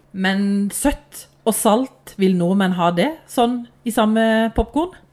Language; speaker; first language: Norwegian; native; Norwegian